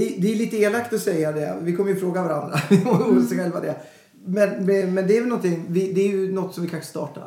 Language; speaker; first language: Swedish; native; Swedish